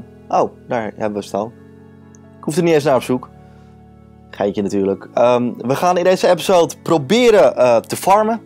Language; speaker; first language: Dutch; native; Dutch